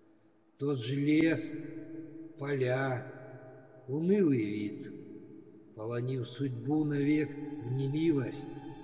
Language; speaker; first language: Russian; native; Russian